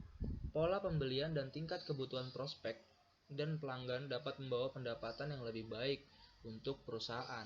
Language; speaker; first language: Indonesian; native; Indonesian